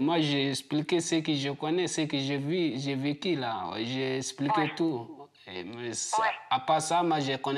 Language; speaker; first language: French; non-native, learner; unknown